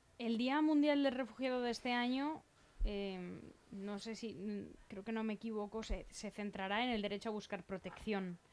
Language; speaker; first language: Spanish; native; Spanish